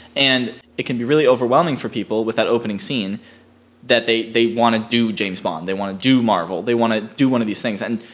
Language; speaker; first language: English; native; English